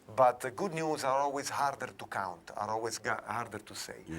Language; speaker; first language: English; non-native, fluent; Italian